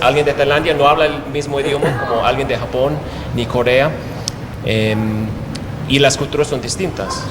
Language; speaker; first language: Spanish; non-native, fluent; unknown